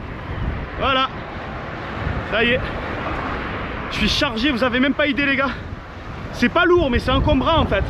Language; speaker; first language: French; native; French